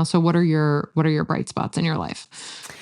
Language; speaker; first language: English; native; English